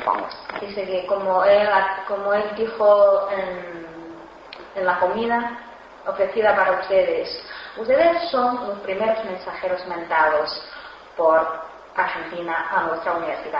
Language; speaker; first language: Spanish; non-native, fluent; Chinese